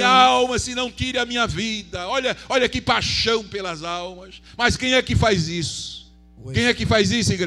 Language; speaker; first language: Portuguese; native; Portuguese